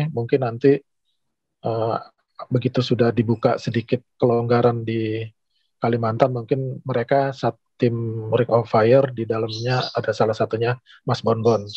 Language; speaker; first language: Indonesian; native; Indonesian